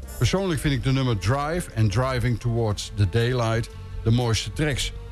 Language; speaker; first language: Dutch; native; Dutch